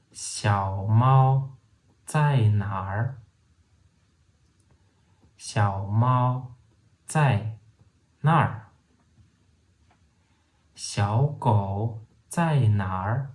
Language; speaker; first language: Chinese; non-native, fluent; Turkmen